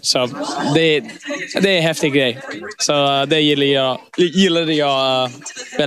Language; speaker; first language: Swedish; early bilingual, heritage; English